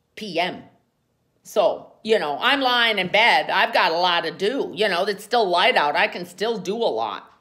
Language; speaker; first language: English; native; English